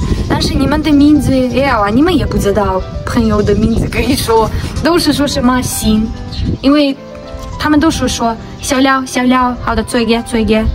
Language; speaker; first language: Chinese; non-native, learner; Ukrainian